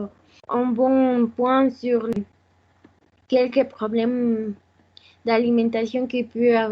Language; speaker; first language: French; non-native, learner; Spanish